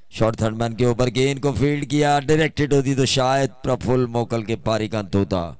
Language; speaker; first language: Hindi; non-native, local second language; Marathi